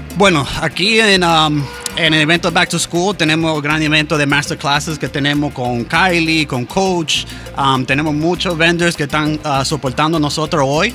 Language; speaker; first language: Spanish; early bilingual, heritage; English